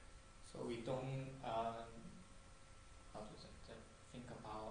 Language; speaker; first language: English; non-native, learner; Chinese